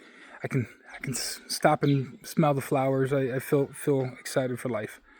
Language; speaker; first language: English; native; English